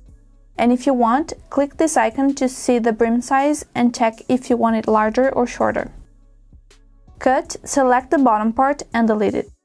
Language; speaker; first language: English; non-native, fluent; Portuguese